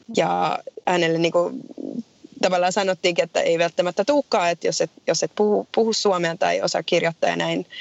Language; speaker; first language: Finnish; native; Finnish